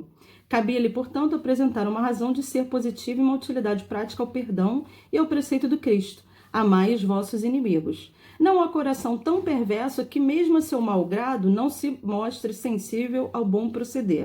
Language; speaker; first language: Portuguese; native; Portuguese